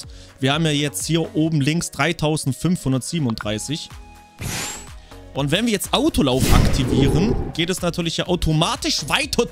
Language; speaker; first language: German; native; German